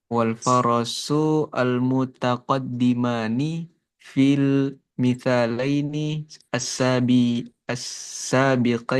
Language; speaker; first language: Arabic; non-native, fluent; Indonesian